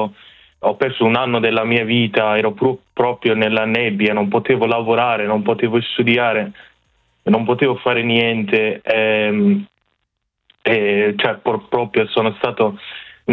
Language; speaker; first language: Italian; non-native, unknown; Persian